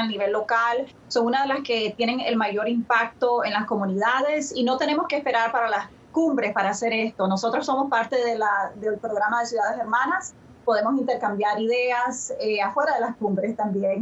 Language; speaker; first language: Spanish; early bilingual, other home language; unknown